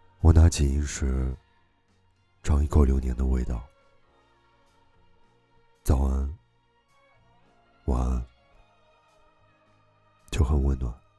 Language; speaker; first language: Chinese; native; Chinese